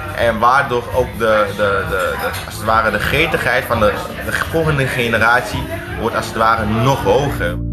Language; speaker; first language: Dutch; early bilingual, other home language; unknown